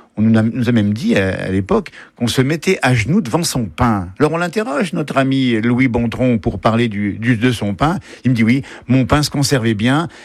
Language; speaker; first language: French; native; French